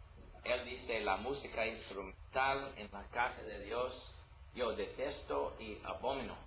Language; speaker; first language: Spanish; non-native, learner; English